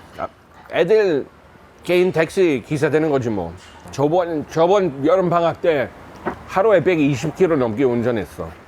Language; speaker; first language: Korean; non-native, fluent; English